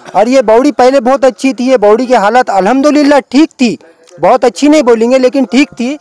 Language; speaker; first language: Hindi; non-native, local second language; Urdu